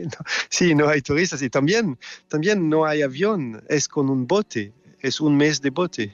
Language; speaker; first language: Spanish; non-native, fluent; French